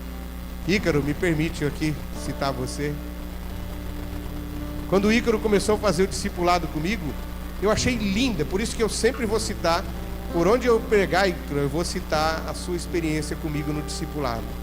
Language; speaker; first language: Portuguese; native; Portuguese